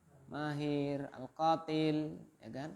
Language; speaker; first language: Arabic; non-native, fluent; Indonesian